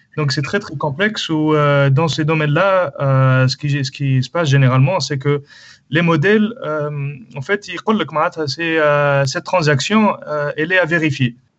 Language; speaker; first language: French; non-native, local second language; Arabic